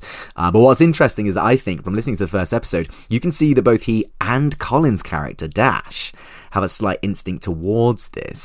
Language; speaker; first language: English; native; English